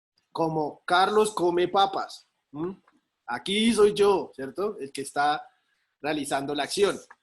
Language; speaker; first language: Spanish; native; Spanish